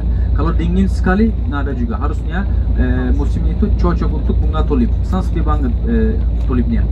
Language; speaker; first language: Indonesian; non-native, fluent; Turkish